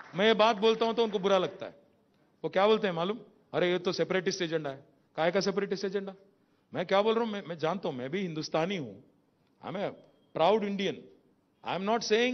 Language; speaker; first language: Hindi; non-native, local second language; Telugu